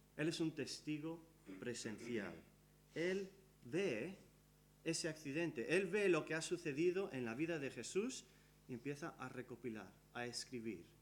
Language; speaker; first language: Spanish; early bilingual, other home language; English